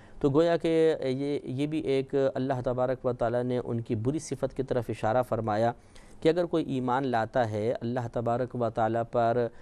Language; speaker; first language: Urdu; native; Urdu